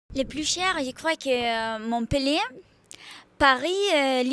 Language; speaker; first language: French; non-native, fluent; Spanish